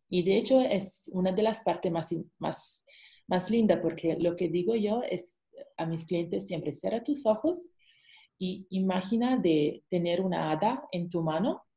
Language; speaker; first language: Spanish; non-native, fluent; Italian